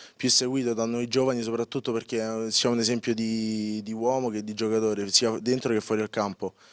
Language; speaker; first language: Italian; native; Italian